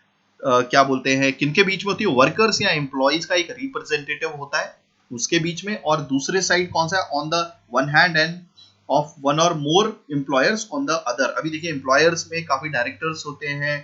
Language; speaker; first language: Hindi; native; Hindi